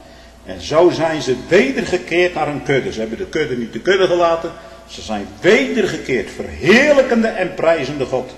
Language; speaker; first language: Dutch; native; Dutch